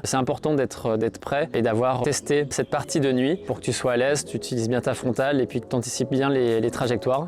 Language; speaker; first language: French; native; French